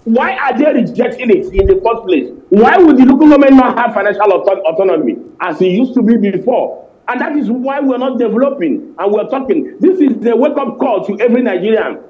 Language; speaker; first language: English; non-native, local second language; Igbo